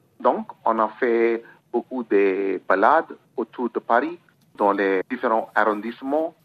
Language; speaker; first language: French; non-native, learner; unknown